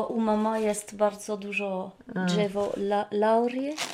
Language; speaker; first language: Polish; non-native, learner; French